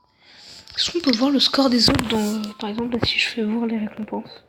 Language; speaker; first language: French; native; French